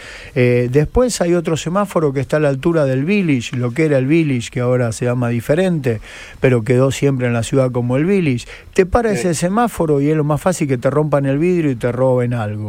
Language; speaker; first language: Spanish; native; Spanish